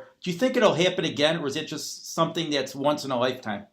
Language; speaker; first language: English; native; English